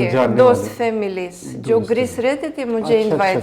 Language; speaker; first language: Hindi; non-native, learner; Greek